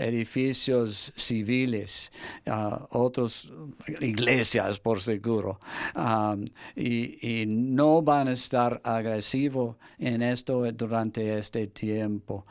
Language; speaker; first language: Spanish; non-native, fluent; English